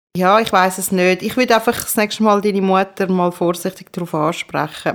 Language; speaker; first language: German; early bilingual, other home language; Persian